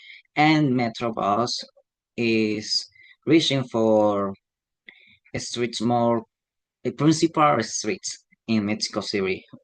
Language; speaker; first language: English; non-native, learner; Spanish